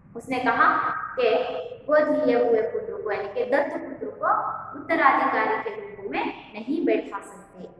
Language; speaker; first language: Hindi; non-native, local second language; Kannada